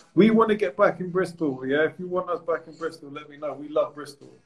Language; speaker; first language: English; native; English